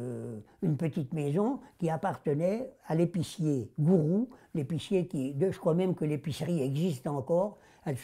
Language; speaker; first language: French; native; French